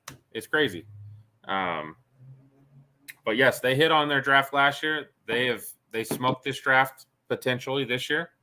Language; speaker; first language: English; native; English